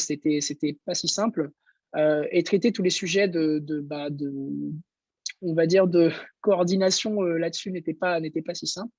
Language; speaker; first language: French; native; French